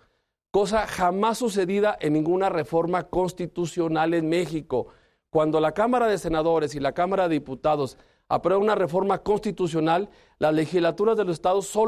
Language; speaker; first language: Spanish; native; Spanish